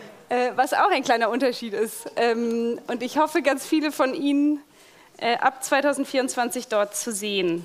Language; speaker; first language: German; native; German